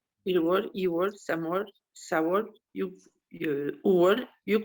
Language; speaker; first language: Korean; non-native, learner; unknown